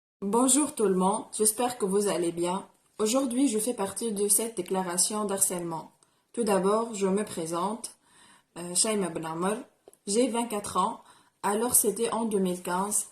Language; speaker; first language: French; non-native, local second language; Arabic